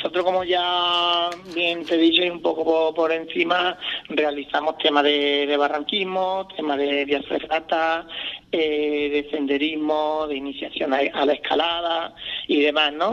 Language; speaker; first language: Spanish; native; Spanish